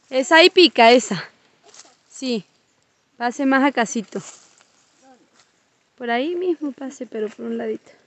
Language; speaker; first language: Spanish; non-native, learner; Portuguese